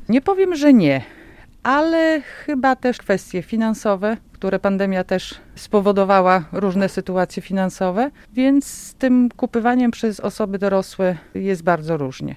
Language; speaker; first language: Polish; native; Polish